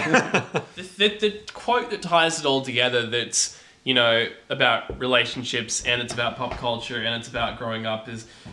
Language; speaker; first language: English; native; English